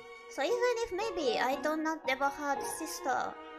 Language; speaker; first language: English; non-native, learner; Japanese